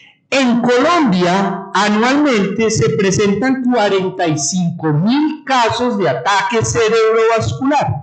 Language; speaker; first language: Spanish; native; Spanish